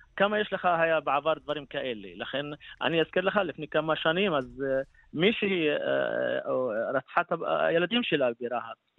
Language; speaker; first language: Hebrew; non-native, local second language; Arabic